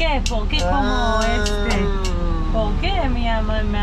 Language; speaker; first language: Spanish; non-native, learner; Hebrew